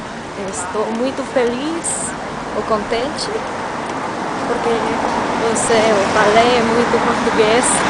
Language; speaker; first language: Portuguese; non-native, learner; English